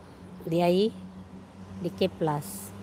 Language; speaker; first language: Spanish; non-native, learner; Filipino